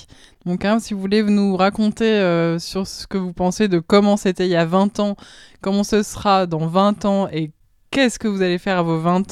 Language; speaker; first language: French; native; French